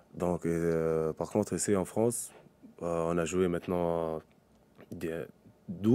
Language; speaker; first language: French; non-native, local second language; Arabic